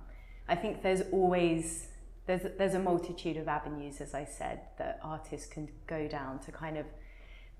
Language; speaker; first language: English; native; English